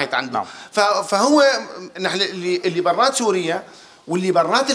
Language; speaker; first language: Arabic; native; Arabic